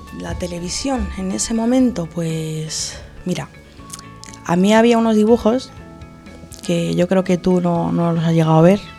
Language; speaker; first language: Spanish; early bilingual, other home language; Arabic